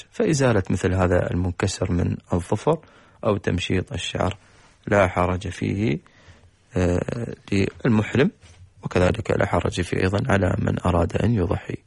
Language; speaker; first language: Arabic; native; Arabic